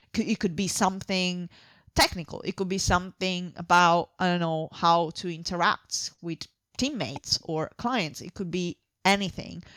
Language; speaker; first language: English; non-native, fluent; Italian